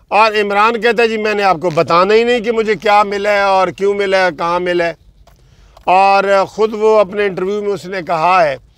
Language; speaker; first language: Urdu; non-native, local second language; Punjabi